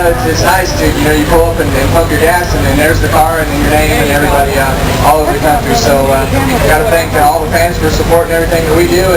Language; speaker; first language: English; native; English